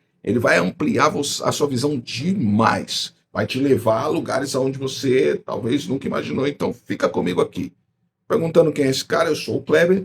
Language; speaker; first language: Portuguese; native; Portuguese